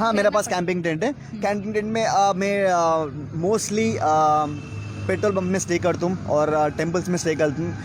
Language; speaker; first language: Hindi; non-native, local second language; Telugu